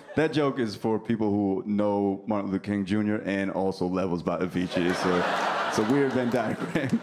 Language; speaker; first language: English; native; English